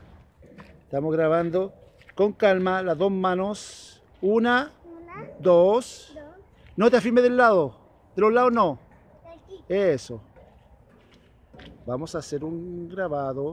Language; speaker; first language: Spanish; native; Spanish